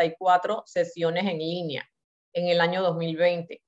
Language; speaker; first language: Spanish; native; Spanish